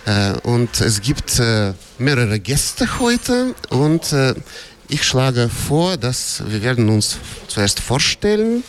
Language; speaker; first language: German; non-native, fluent; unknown